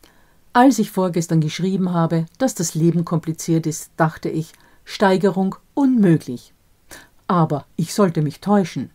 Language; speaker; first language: German; native; German